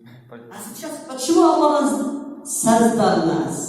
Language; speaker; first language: Russian; non-native, learner; Arabic